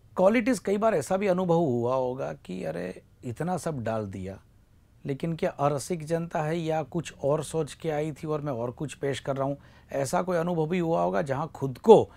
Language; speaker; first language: Hindi; non-native, local second language; Gujarati